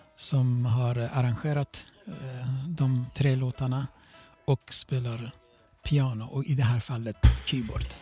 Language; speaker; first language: Swedish; non-native, fluent; Baluchi